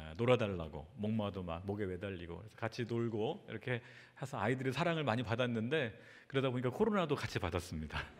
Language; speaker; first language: Korean; native; Korean